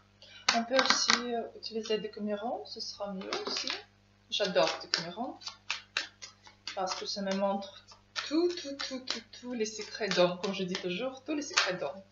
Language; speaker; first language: French; non-native, learner; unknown